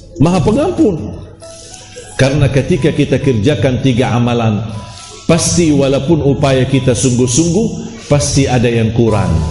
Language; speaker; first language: Malay; non-native, fluent; Arabic